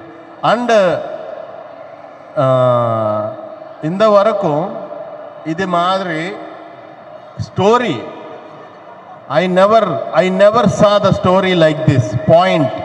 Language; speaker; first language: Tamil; non-native, learner; Telugu